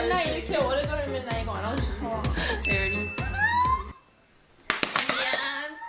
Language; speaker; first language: Korean; early bilingual, heritage; English